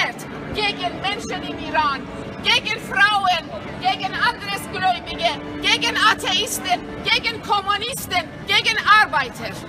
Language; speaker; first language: German; non-native, learner; Persian